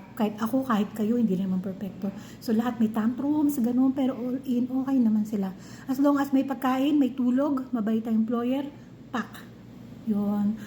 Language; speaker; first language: Filipino; non-native, local second language; Cebuano